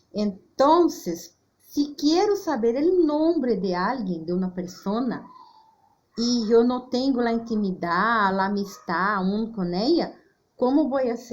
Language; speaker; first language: Spanish; non-native, fluent; Portuguese